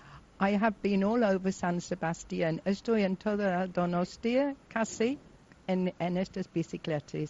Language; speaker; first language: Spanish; non-native, local second language; Basque